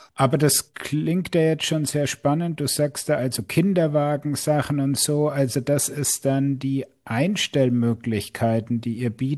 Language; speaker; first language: German; native; German